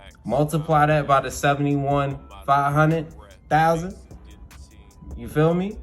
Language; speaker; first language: English; native; English